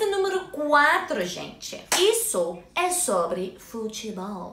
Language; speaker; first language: Portuguese; non-native, learner; English